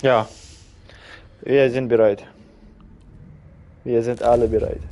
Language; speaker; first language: German; non-native, learner; Russian